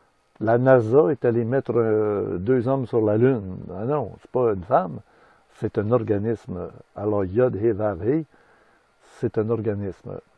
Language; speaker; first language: French; native; French